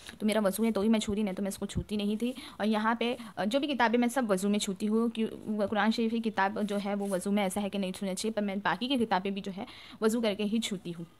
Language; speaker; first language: Urdu; native; Urdu